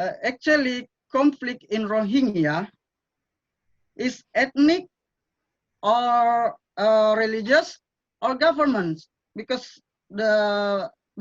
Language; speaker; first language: English; non-native, learner; Indonesian